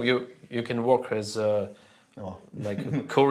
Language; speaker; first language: English; non-native, learner; Russian